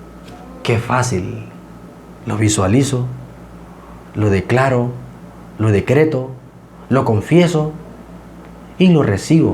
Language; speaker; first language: Spanish; native; Spanish